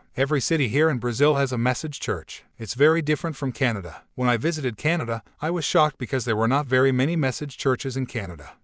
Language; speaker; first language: English; non-native, fluent; Portuguese